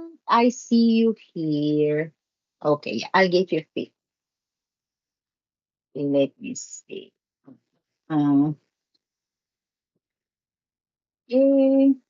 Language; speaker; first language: English; non-native, learner; Spanish